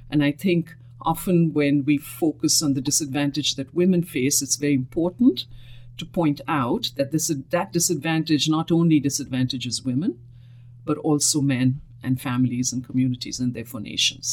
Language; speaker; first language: English; non-native, local second language; Hindi